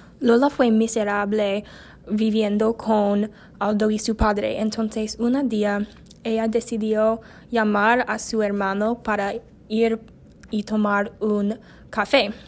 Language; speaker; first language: Spanish; non-native, learner; English